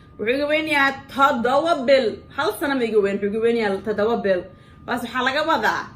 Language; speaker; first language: Somali; early bilingual, heritage; Somali